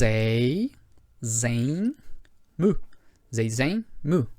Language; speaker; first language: Dutch; non-native, fluent; Portuguese